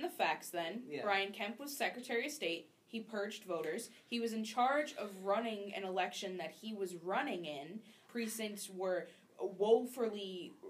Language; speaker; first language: English; native; English